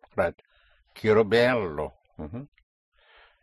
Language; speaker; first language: Spanish; non-native, fluent; English